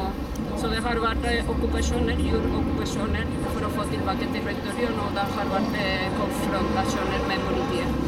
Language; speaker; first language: Norwegian; non-native, fluent; Spanish